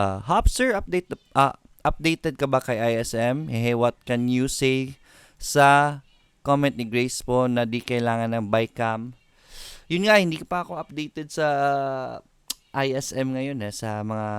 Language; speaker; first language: Filipino; native; Filipino